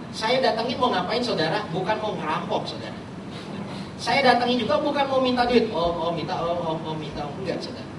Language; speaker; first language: Indonesian; native; Indonesian